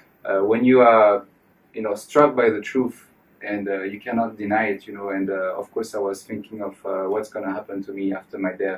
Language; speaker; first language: English; non-native, fluent; French